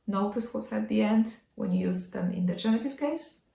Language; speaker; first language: English; non-native, fluent; Polish